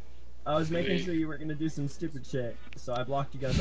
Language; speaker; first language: English; native; English